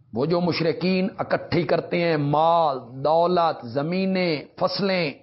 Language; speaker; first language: Urdu; non-native, local second language; Punjabi